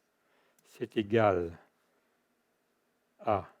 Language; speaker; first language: French; native; French